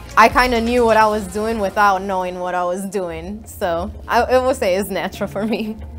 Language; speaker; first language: English; native; English